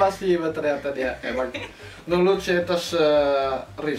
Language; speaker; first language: Russian; non-native, learner; Indonesian